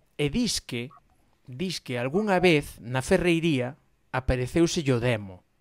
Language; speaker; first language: Galician; non-native, local second language; Spanish